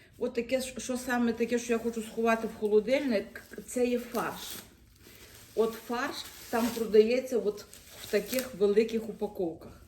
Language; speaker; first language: Ukrainian; native; Ukrainian